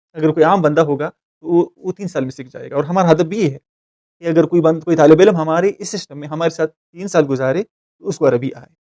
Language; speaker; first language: Urdu; non-native, local second language; Pashto